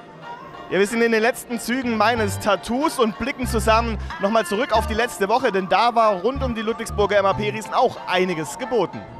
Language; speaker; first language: German; native; German